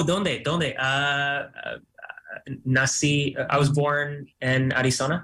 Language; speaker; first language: Spanish; non-native, fluent; English